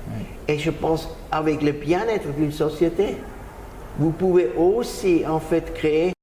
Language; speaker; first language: French; non-native, fluent; German